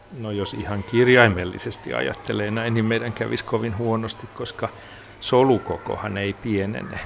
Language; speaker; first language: Finnish; non-native, local second language; Swedish